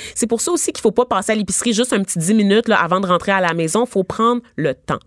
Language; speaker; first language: French; native; French